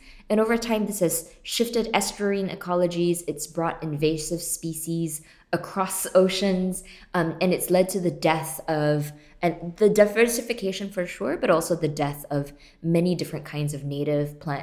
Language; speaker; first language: English; native; English